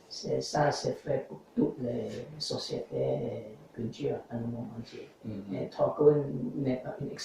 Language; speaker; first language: French; non-native, learner; English